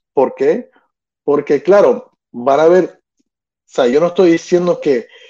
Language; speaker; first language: Spanish; early bilingual, other home language; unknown